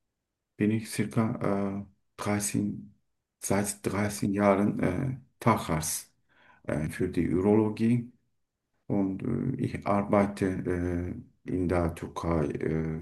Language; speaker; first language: German; non-native, learner; Turkish